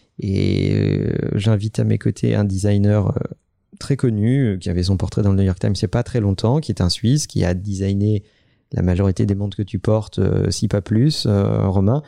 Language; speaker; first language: French; native; French